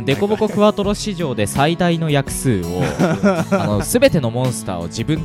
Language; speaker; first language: Japanese; native; Japanese